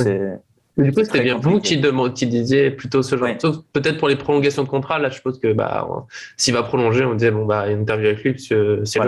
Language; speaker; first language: French; native; French